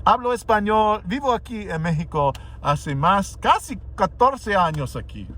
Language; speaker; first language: Spanish; non-native, fluent; English